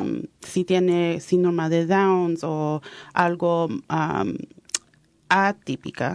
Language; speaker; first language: Spanish; early bilingual, heritage; Spanish